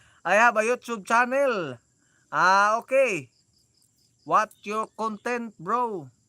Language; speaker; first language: English; non-native, learner; Cebuano